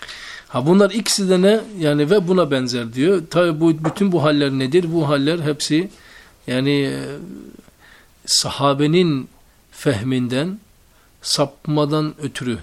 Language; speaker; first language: Turkish; native; Turkish